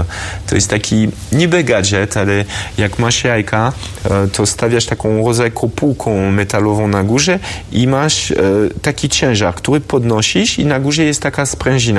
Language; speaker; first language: Polish; non-native, fluent; French